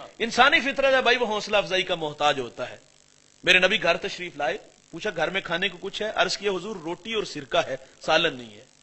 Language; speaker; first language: Urdu; non-native, local second language; Punjabi